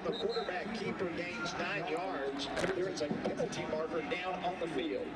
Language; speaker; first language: English; native; English